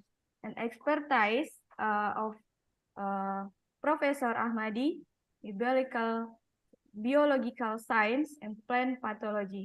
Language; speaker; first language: English; non-native, learner; Indonesian